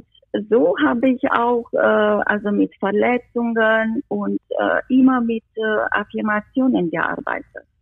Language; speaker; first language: German; non-native, fluent; Romanian